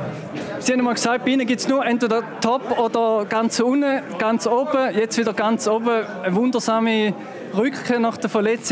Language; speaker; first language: German; native; German